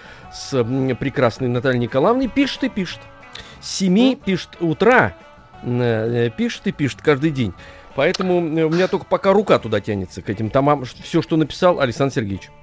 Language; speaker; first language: Russian; native; Russian